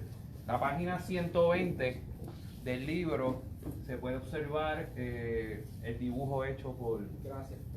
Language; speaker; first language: Spanish; native; Spanish